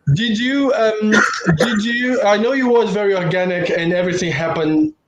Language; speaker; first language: English; non-native, fluent; Portuguese